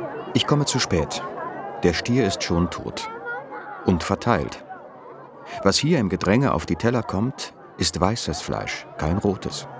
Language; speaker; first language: German; native; German